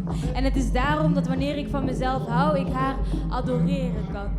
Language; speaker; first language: Dutch; early bilingual, other home language; Kinyarwanda